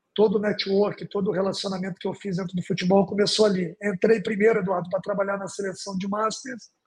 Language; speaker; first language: Portuguese; native; Portuguese